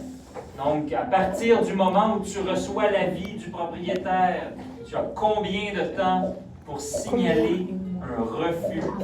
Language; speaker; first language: French; native; French